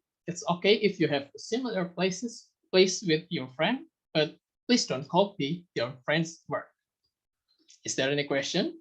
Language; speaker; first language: English; non-native, fluent; Indonesian